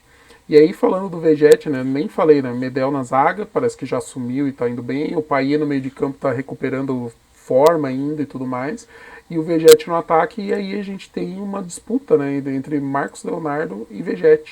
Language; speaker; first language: Portuguese; native; Portuguese